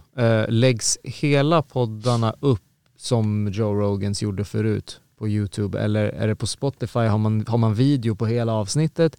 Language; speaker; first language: Swedish; native; Swedish